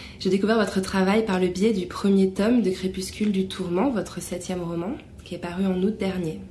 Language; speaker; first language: French; native; French